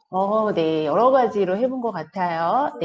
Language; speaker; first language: Korean; native; Korean